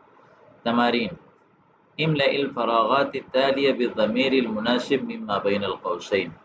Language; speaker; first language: Arabic; non-native, fluent; Urdu